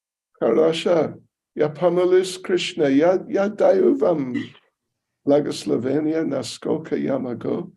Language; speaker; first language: Russian; non-native, learner; English